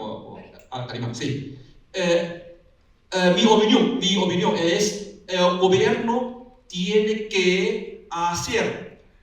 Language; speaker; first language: Spanish; non-native, learner; Chinese